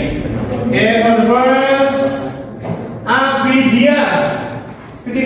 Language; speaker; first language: English; non-native, fluent; Indonesian